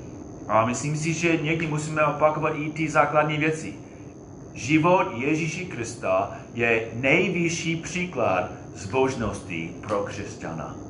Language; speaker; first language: Czech; non-native, fluent; English